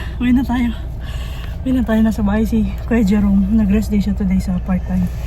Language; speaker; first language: Filipino; native; Filipino